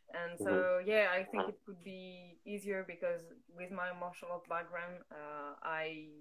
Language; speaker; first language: English; non-native, fluent; French